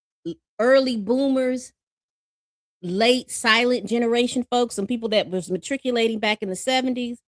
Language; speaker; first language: English; native; English